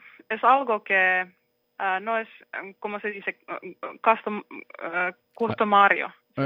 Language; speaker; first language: Spanish; non-native, learner; Finnish